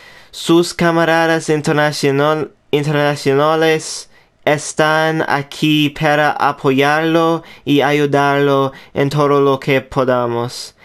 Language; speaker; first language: Spanish; non-native, learner; English